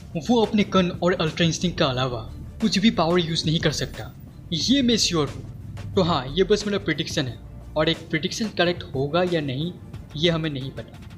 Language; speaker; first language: Hindi; non-native, local second language; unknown